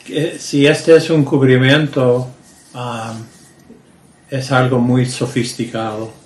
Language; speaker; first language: Spanish; early bilingual, heritage; Spanish